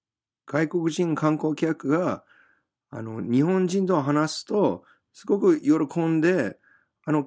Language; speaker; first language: Japanese; non-native, fluent; English